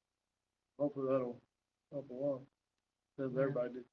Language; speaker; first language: English; native; English